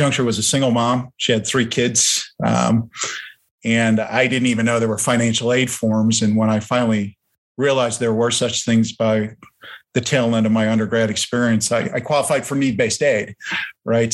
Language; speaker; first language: English; early bilingual, other home language; German